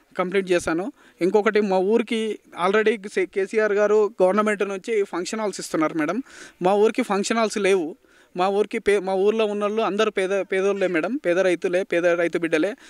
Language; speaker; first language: Telugu; native; Telugu